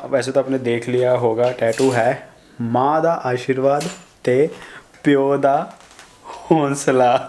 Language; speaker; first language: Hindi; non-native, local second language; Punjabi